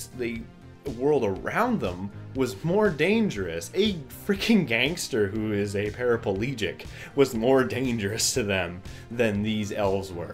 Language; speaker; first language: English; native; English